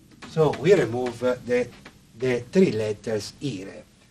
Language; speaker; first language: English; non-native, fluent; Italian